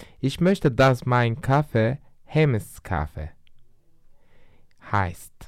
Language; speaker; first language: German; non-native, learner; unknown